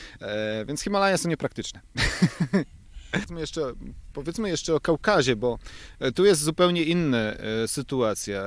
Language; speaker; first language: Polish; native; Polish